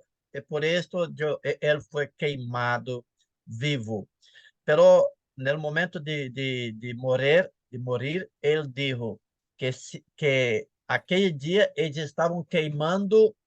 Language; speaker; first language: Spanish; non-native, fluent; Portuguese